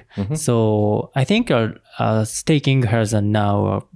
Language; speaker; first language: English; non-native, learner; Japanese